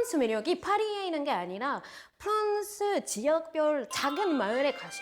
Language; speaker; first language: Korean; non-native, fluent; French